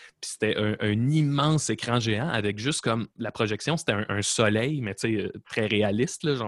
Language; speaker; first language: French; native; French